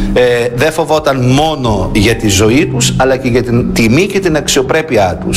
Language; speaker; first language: Greek; native; Greek